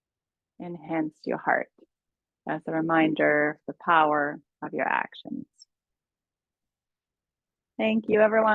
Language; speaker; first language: English; native; English